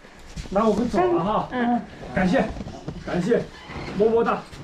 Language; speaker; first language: Chinese; native; Chinese